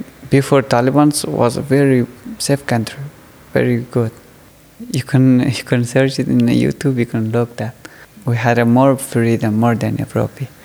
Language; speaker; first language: English; non-native, learner; Persian